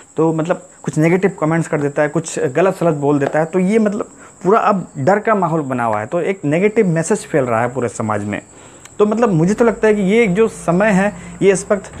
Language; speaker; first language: Hindi; non-native, local second language; Assamese